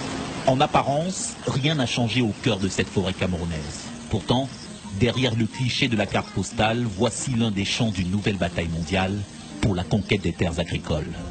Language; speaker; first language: French; native; French